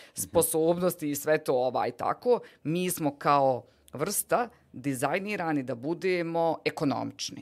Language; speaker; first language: Bosnian; native; Bosnian